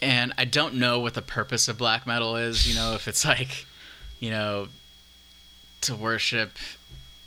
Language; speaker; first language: English; native; English